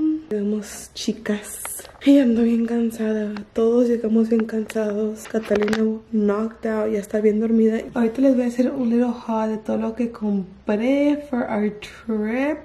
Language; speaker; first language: Spanish; early bilingual, heritage; Spanish